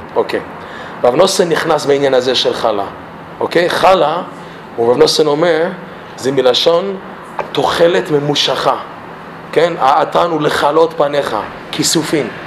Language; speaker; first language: Hebrew; non-native, fluent; English